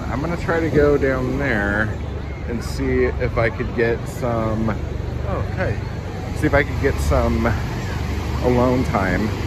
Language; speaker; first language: English; native; English